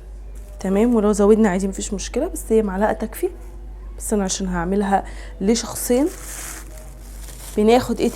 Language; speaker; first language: Arabic; native; Arabic